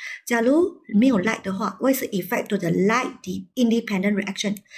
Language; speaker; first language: English; non-native, local second language; Chinese